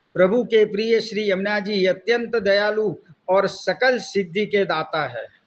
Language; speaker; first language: Hindi; non-native, local second language; Gujarati